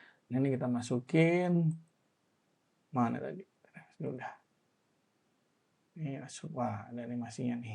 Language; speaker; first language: Indonesian; native; Indonesian